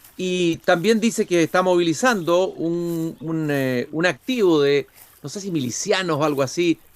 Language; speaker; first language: Spanish; native; Spanish